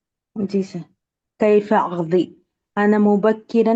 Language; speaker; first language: Arabic; non-native, learner; Urdu